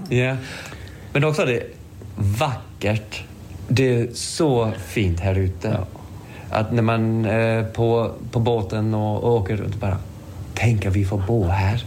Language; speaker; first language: Swedish; non-native, fluent; English